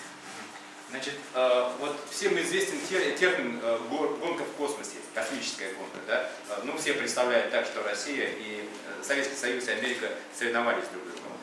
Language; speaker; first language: Russian; native; Russian